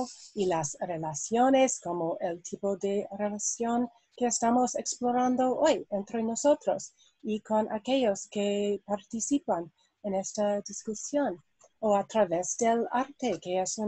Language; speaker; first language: Spanish; non-native, learner; English